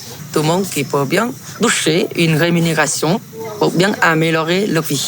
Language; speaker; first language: French; non-native, fluent; Vietnamese